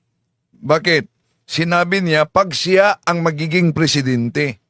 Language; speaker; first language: Filipino; native; Filipino